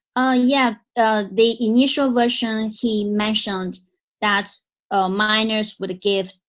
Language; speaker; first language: English; non-native, fluent; Chinese